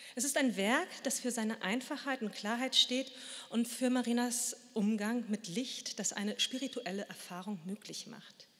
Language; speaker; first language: German; native; German